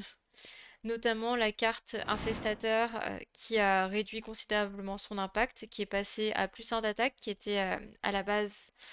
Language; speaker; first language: French; native; French